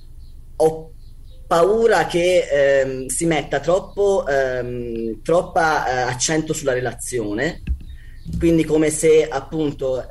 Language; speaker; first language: Italian; native; Italian